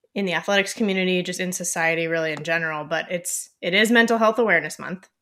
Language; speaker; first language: English; native; English